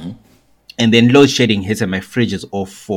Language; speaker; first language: English; non-native, local second language; Shona